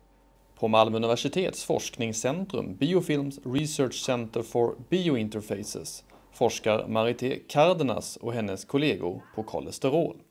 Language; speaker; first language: Swedish; native; Swedish